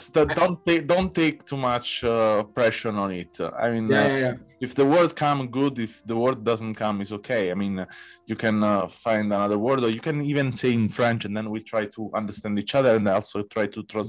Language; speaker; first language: English; non-native, learner; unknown